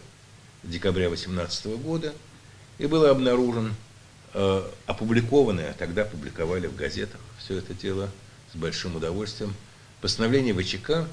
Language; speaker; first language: Russian; native; Russian